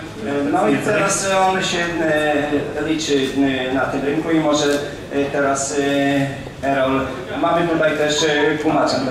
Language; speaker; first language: Polish; native; Polish